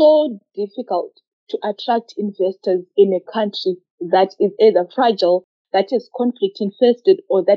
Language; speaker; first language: English; non-native, local second language; Shona